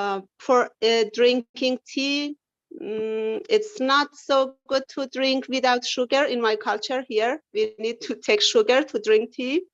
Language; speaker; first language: English; non-native, learner; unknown